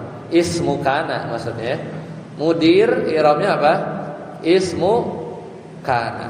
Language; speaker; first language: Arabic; non-native, fluent; Indonesian